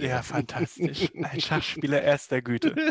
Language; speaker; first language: German; native; German